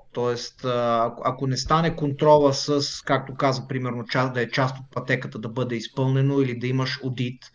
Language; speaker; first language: Bulgarian; early bilingual, other home language; Hebrew